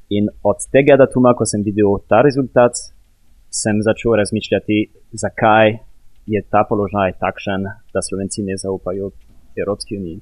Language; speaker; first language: Slovenian; non-native, fluent; French